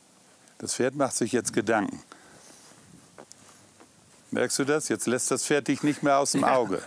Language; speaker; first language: German; native; German